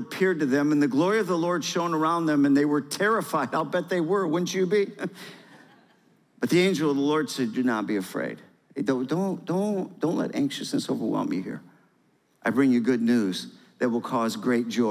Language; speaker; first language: English; native; English